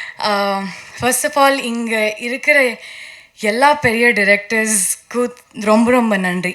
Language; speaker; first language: Tamil; non-native, learner; Kannada